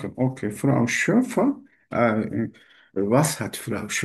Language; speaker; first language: German; non-native, learner; Turkish